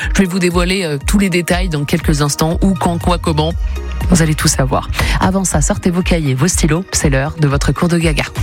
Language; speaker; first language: French; native; French